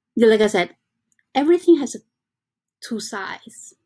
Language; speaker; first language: English; non-native, learner; Chinese